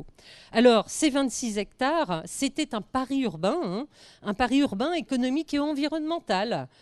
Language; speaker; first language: French; native; French